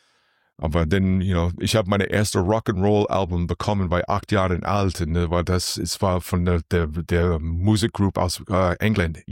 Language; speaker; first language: German; non-native, learner; English